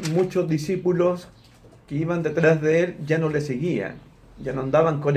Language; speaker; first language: Spanish; native; Spanish